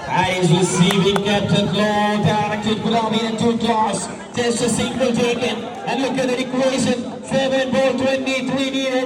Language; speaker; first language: English; non-native, local second language; Malayalam